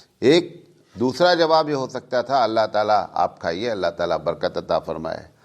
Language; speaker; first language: Urdu; native; Urdu